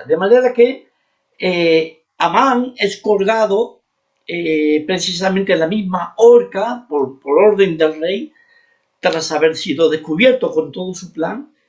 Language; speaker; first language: Spanish; native; Spanish